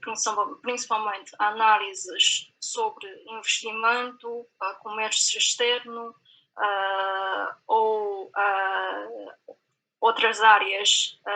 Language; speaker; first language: Portuguese; non-native, fluent; Chinese